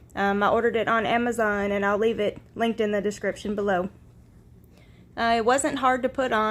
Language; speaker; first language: English; native; English